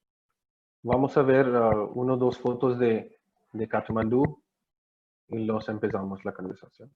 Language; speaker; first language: Spanish; non-native, learner; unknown